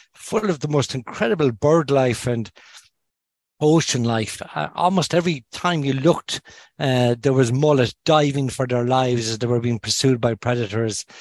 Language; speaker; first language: English; native; English